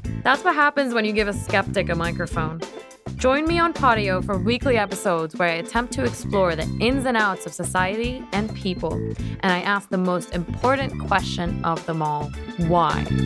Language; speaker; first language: English; non-native, local second language; Arabic